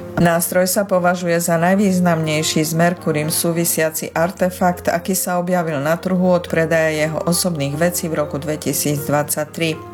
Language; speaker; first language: Slovak; early bilingual, heritage; Slovak